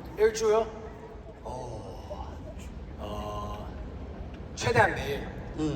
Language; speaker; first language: Korean; early bilingual, heritage; English